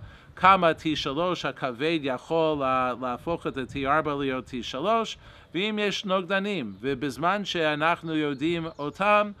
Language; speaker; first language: Hebrew; non-native, fluent; English